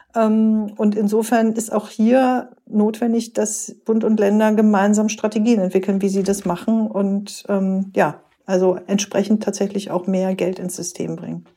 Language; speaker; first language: German; native; German